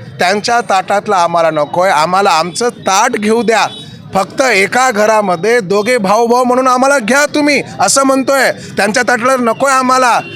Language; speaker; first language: Marathi; non-native, local second language; Lambadi